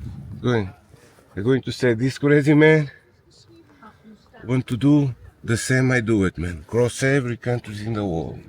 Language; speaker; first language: English; non-native, learner; Portuguese